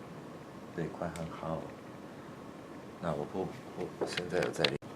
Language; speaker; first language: Chinese; non-native, learner; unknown